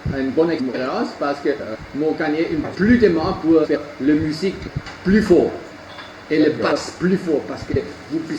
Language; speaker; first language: French; non-native, learner; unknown